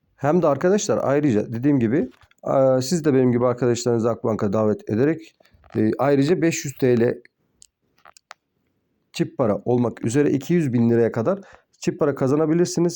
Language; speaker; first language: Turkish; native; Turkish